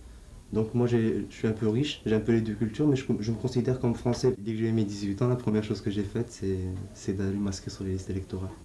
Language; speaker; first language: French; native; French